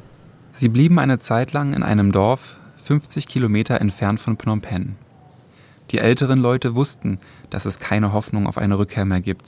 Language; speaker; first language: German; native; German